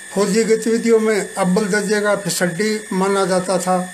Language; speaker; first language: Hindi; native; Hindi